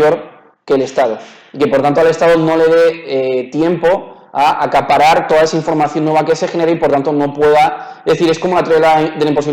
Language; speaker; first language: Spanish; native; Spanish